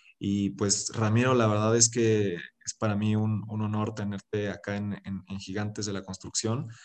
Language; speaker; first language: Spanish; native; Spanish